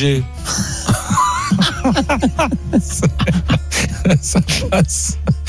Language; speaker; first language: French; native; French